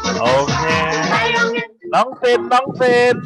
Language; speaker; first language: Thai; native; Thai